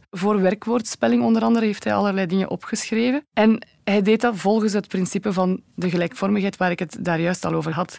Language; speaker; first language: Dutch; native; Dutch